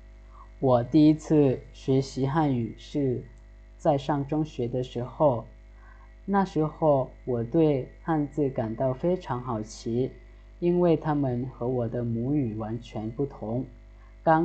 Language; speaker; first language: Chinese; non-native, fluent; Lao